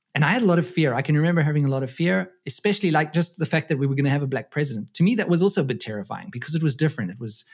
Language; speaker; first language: English; native; English